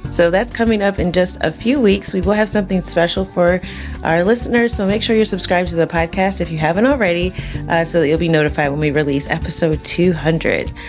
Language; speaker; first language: English; native; English